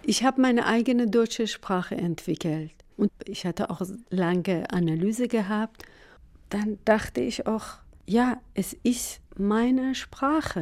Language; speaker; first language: German; non-native, fluent; Persian